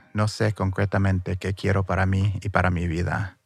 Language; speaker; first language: Spanish; non-native, learner; English